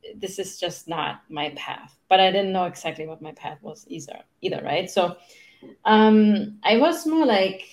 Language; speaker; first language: English; non-native, fluent; German